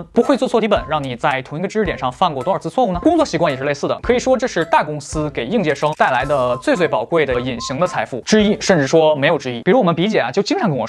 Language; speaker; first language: Chinese; native; Chinese